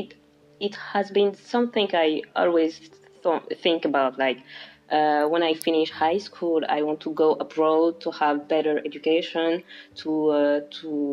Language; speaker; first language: English; non-native, local second language; French